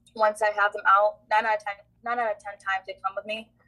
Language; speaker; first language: English; native; English